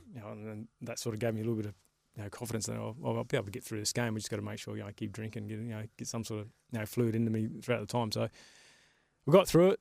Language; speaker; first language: English; native; English